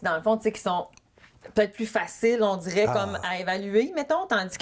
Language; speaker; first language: French; native; French